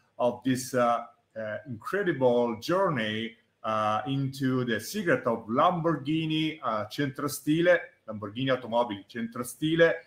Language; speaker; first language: English; non-native, fluent; Italian